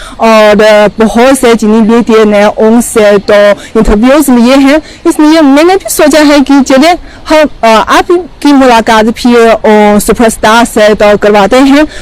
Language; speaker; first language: Urdu; non-native, fluent; Chinese